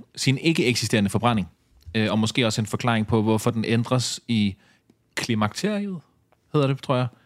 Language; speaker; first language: Danish; native; Danish